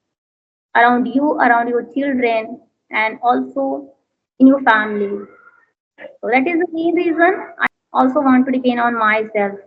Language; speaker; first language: English; non-native, learner; Hindi